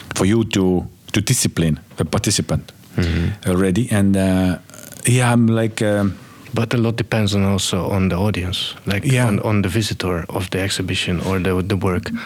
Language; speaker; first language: English; non-native, fluent; Estonian